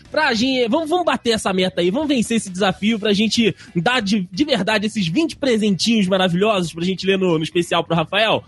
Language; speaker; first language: Portuguese; native; Portuguese